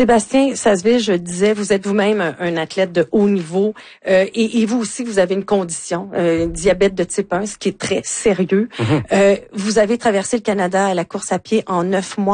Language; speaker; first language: French; native; French